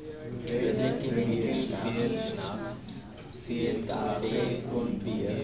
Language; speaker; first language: German; non-native, learner; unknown